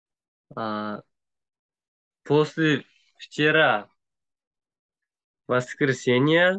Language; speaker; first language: Russian; non-native, learner; Uzbek